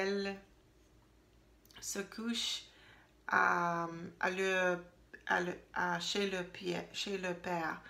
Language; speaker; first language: French; non-native, learner; English